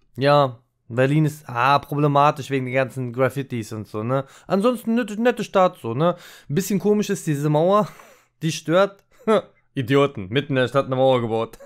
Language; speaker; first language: German; native; German